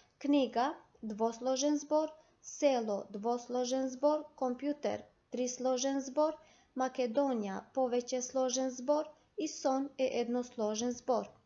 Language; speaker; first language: Macedonian; non-native, local second language; Albanian